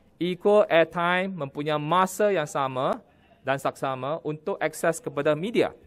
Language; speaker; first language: Malay; non-native, local second language; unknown